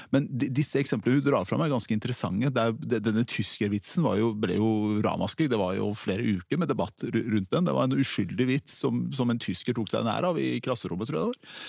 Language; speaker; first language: Norwegian; early bilingual, other home language; Persian